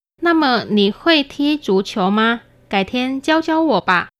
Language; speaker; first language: Chinese; non-native, fluent; Vietnamese